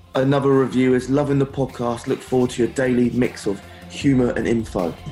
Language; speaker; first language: English; native; English